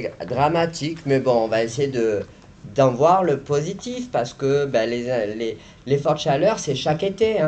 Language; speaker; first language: French; native; French